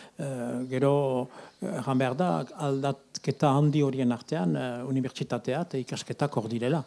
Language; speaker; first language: Basque; native; Basque